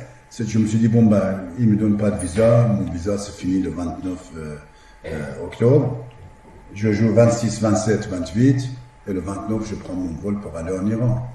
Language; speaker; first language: French; non-native, fluent; Persian